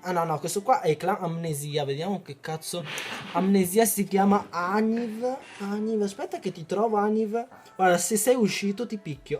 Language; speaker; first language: Italian; early bilingual, other home language; Chinese